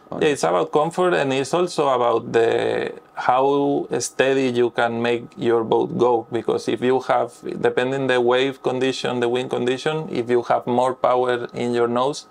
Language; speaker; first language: English; non-native, fluent; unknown